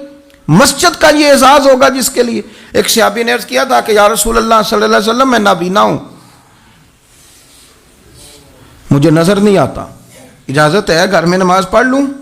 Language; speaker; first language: Urdu; native; Urdu